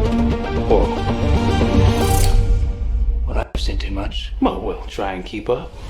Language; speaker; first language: English; native; English